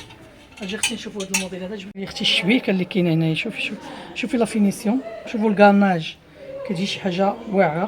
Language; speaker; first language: Arabic; native; Arabic